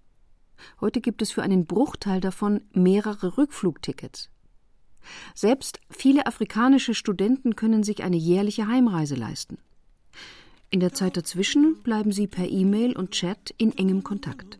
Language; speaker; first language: German; native; German